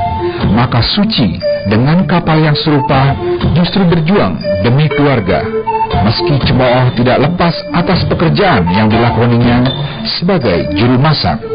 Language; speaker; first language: Indonesian; native; Indonesian